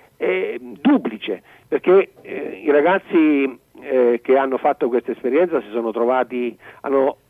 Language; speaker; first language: Italian; native; Italian